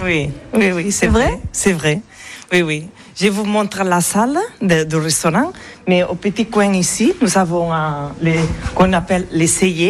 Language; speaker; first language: French; non-native, learner; Catalan